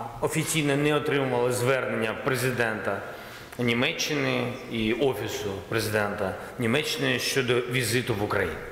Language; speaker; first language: Ukrainian; non-native, local second language; Russian